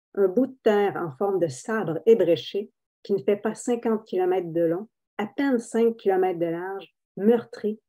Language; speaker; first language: French; native; French